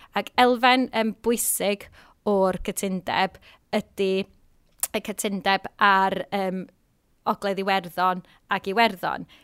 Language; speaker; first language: Welsh; native; Welsh